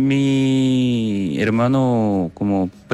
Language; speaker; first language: Spanish; non-native, learner; Korean